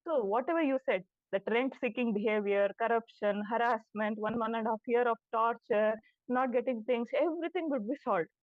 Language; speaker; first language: English; non-native, local second language; Kannada